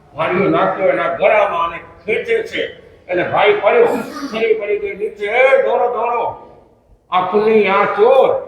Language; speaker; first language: Gujarati; non-native, local second language; Kachhi